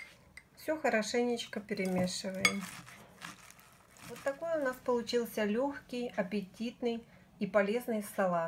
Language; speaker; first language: Russian; native; Russian